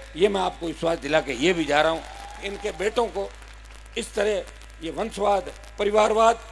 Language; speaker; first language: Hindi; native; Hindi